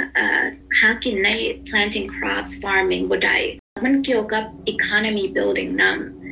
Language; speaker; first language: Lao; early bilingual, heritage; Lao